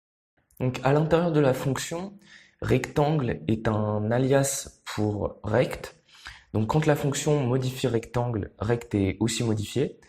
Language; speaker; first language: French; native; French